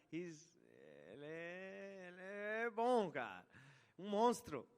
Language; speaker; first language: Portuguese; non-native, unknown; English